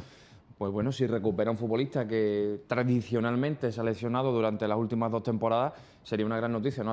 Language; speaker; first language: Spanish; native; Spanish